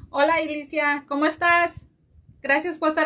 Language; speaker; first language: Spanish; early bilingual, heritage; Spanish